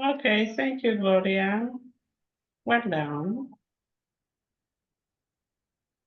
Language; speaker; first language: English; non-native, fluent; Spanish